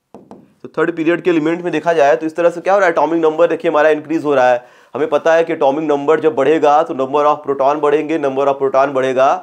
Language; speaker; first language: Hindi; native; Hindi